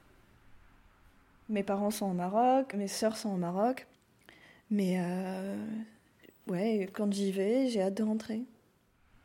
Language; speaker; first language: French; non-native, local second language; Arabic